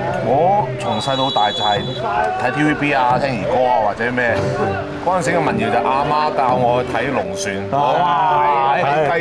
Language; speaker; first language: Cantonese; native; Cantonese